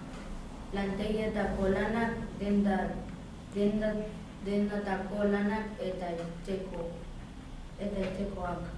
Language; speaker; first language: Basque; non-native, local second language; Spanish